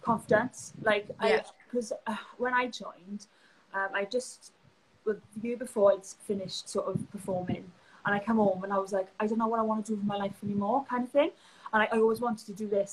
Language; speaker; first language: English; native; English